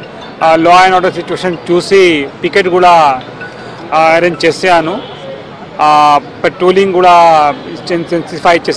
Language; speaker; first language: Telugu; non-native, local second language; Urdu